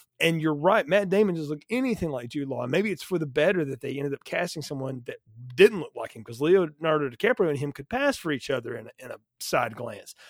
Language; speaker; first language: English; native; English